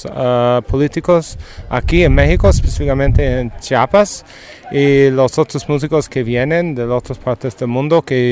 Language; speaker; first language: Spanish; non-native, learner; English